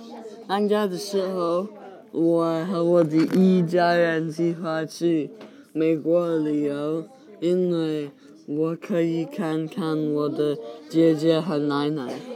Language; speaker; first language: Chinese; non-native, learner; English